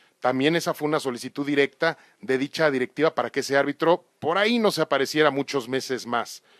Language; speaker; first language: Spanish; native; Spanish